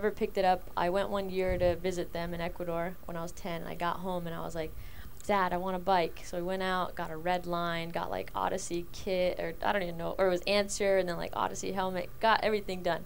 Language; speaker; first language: English; early bilingual, other home language; Spanish